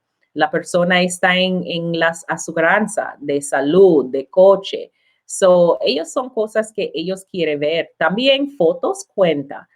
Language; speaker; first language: Spanish; non-native, learner; English